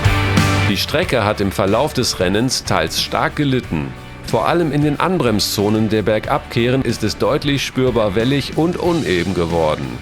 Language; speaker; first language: German; native; German